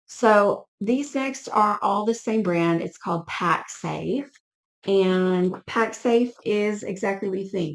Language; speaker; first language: English; native; English